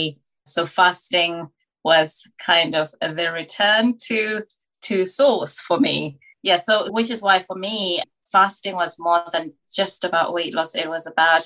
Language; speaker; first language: English; non-native, local second language; Tswana